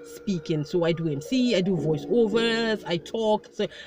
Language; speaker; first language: English; non-native, local second language; Igbo